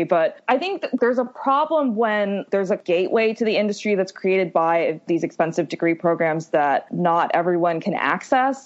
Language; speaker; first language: English; native; English